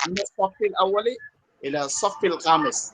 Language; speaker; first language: Arabic; non-native, learner; Bangla